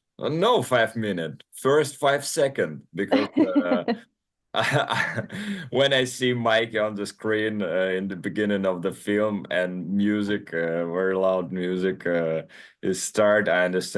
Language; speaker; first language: English; non-native, learner; Russian